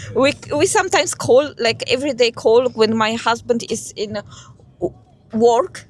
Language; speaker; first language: English; non-native, learner; Polish